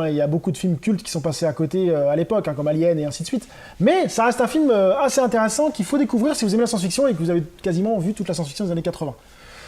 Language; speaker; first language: French; native; French